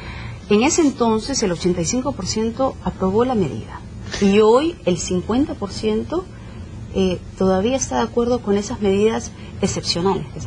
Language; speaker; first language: Spanish; native; Spanish